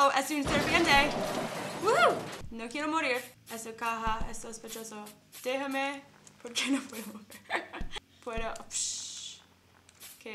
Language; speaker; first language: Spanish; non-native, learner; English